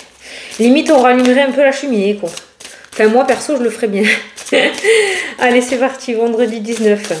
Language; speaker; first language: French; native; French